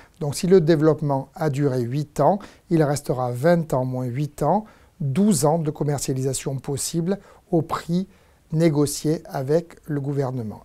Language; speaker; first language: French; native; French